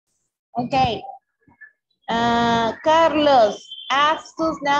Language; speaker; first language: English; non-native, fluent; Spanish